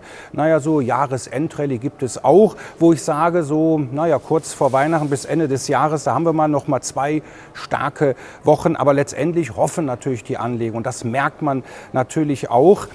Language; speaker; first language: German; native; German